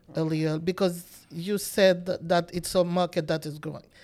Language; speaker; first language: English; non-native, learner; Haitian Creole